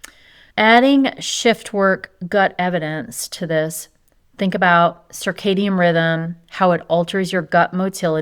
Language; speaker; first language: English; native; English